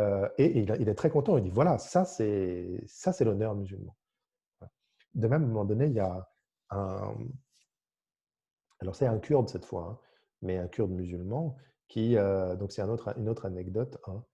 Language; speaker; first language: French; native; French